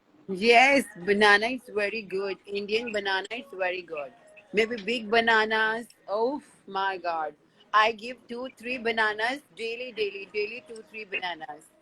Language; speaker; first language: English; non-native, learner; Hindi